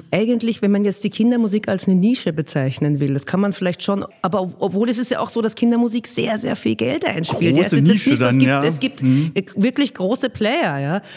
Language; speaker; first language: German; native; German